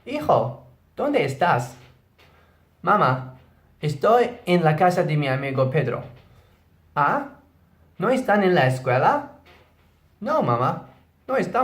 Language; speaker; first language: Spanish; non-native, learner; English